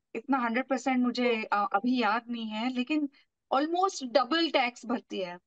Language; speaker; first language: Hindi; non-native, local second language; Marathi